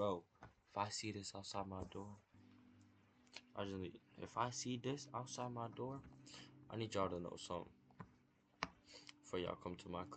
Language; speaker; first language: English; native; English